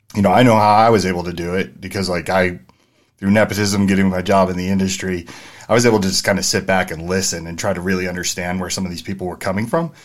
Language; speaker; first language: English; native; English